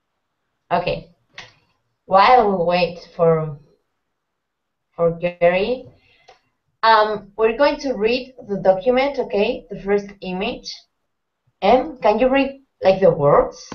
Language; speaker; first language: English; non-native, fluent; Spanish